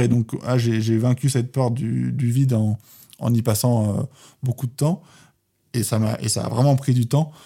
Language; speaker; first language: French; native; French